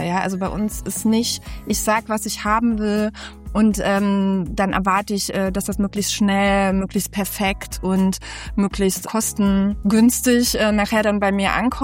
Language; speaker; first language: German; native; German